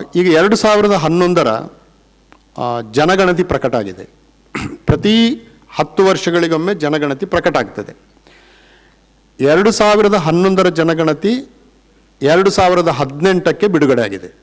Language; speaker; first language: Kannada; non-native, local second language; Tulu